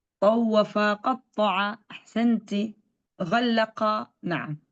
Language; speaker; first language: Arabic; non-native, fluent; Indonesian